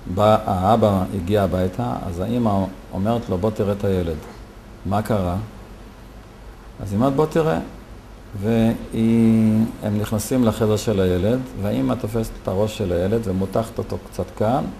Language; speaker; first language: Hebrew; native; Hebrew